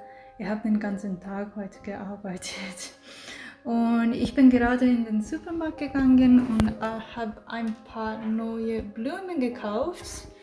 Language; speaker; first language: German; non-native, fluent; English